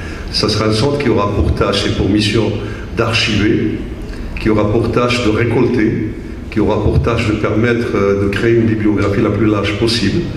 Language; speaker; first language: French; non-native, local second language; Arabic